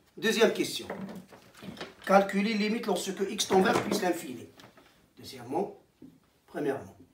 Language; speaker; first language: French; non-native, local second language; Arabic